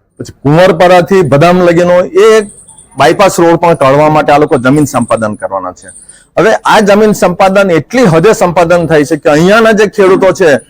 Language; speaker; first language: Gujarati; native; Gujarati